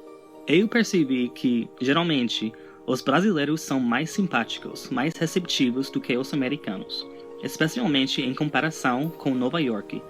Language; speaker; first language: Portuguese; non-native, fluent; English